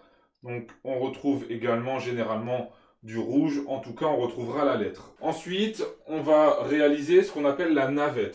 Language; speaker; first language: French; native; French